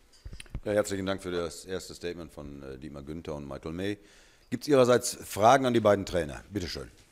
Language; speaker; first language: German; native; German